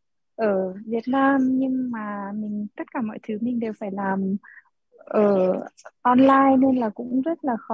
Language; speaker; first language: Vietnamese; early bilingual, heritage; Vietnamese